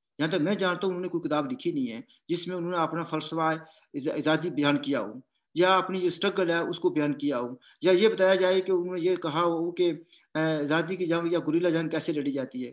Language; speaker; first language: Urdu; non-native, local second language; Pahari-Potwari